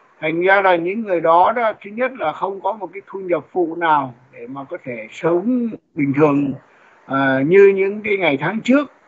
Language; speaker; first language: Vietnamese; native; Vietnamese